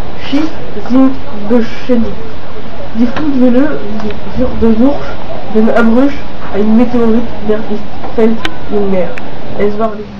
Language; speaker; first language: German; non-native, learner; French